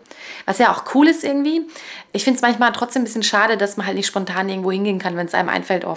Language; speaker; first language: German; native; German